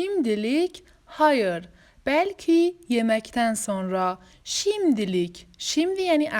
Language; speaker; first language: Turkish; non-native, fluent; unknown